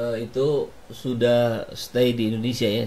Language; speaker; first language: Indonesian; native; Indonesian